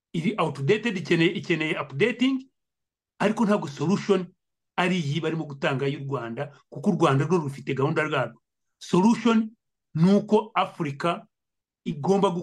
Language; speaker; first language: Kinyarwanda; native; Kinyarwanda